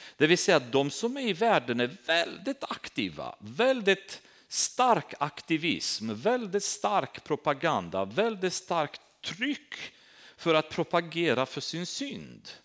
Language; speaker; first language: Swedish; non-native, fluent; Romanian